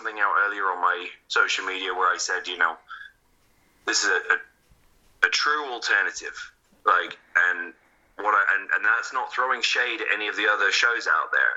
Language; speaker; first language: English; native; English